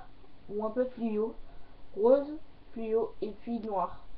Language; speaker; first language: French; native; French